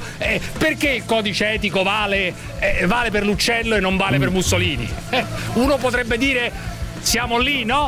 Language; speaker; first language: Italian; native; Italian